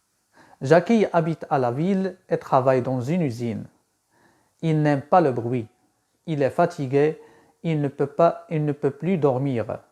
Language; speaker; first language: French; non-native, local second language; Arabic